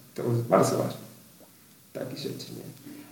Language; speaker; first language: Polish; non-native, learner; Spanish